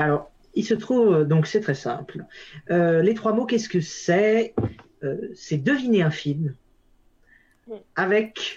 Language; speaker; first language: French; native; French